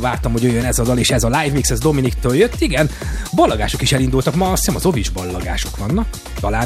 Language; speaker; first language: Hungarian; native; Hungarian